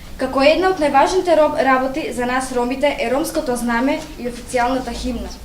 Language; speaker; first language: Macedonian; non-native, local second language; Romany